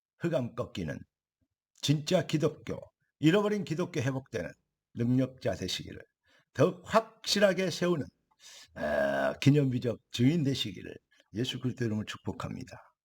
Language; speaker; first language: Korean; native; Korean